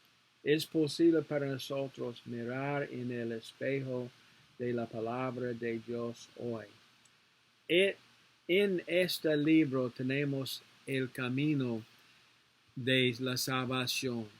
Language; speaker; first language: Spanish; non-native, learner; English